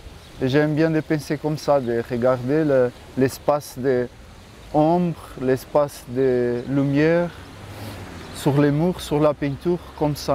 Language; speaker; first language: French; non-native, fluent; Portuguese